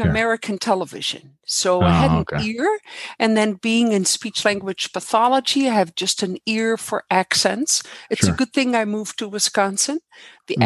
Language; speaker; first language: English; non-native, fluent; Dutch